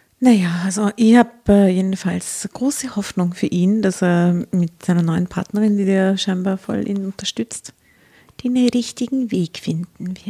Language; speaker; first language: German; native; German